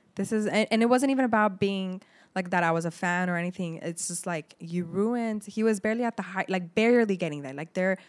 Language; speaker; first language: English; early bilingual, other home language; Arabic